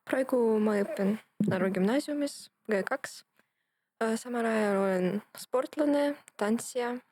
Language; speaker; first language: Estonian; non-native, local second language; Russian